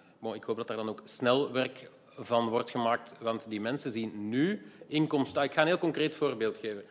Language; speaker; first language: Dutch; native; Dutch